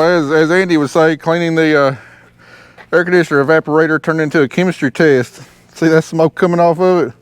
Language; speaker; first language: English; native; English